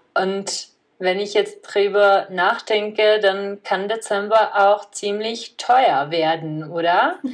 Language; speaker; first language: German; non-native, fluent; Czech